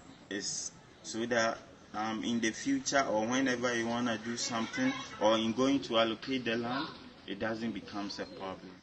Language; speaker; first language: English; non-native, local second language; Akan